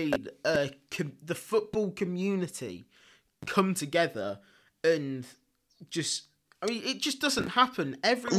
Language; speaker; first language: English; native; English